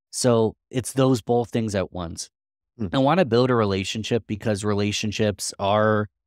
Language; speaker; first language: English; native; English